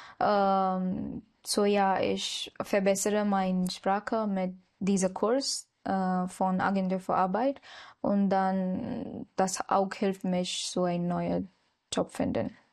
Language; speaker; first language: German; non-native, learner; Marathi